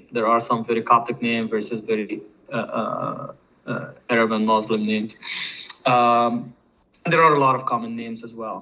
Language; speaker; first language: English; non-native, fluent; Arabic